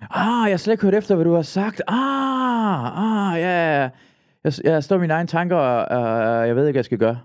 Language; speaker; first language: Danish; early bilingual, other home language; Persian